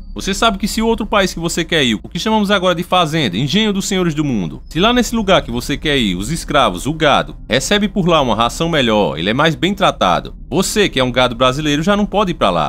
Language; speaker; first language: Portuguese; native; Portuguese